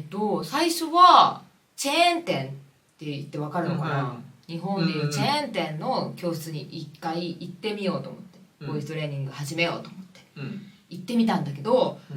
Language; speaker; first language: Japanese; native; Japanese